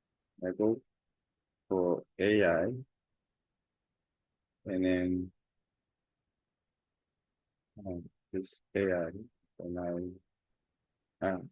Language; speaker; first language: English; non-native, learner; Korean